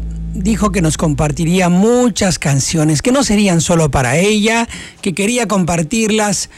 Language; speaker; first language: Spanish; native; Spanish